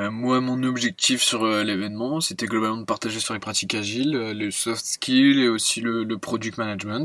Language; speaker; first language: French; native; French